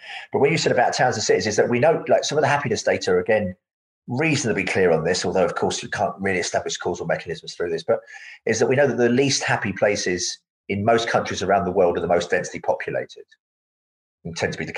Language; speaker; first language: English; native; English